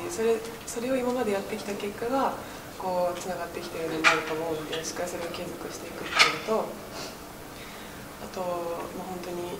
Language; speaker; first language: Japanese; native; Japanese